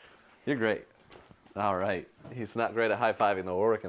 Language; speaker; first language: English; native; English